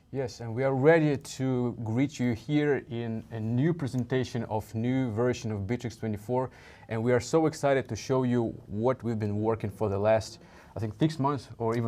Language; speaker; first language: English; non-native, fluent; Russian